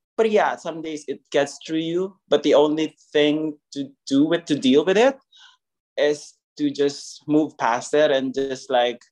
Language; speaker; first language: English; non-native, local second language; Filipino